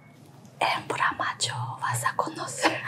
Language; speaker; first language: Spanish; non-native, learner; Korean